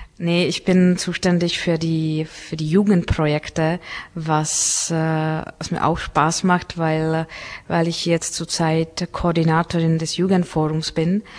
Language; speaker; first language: German; non-native, fluent; Czech